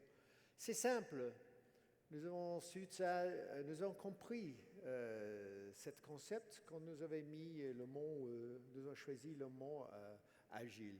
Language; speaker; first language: French; non-native, fluent; English